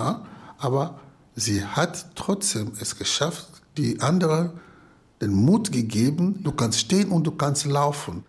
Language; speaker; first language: German; non-native, learner; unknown